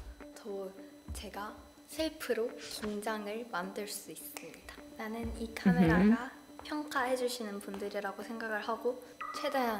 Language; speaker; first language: Korean; non-native, fluent; Japanese